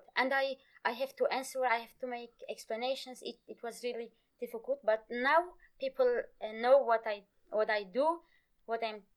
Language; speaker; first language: English; non-native, fluent; Kurdish